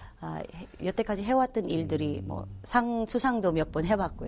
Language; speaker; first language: Korean; non-native, fluent; Filipino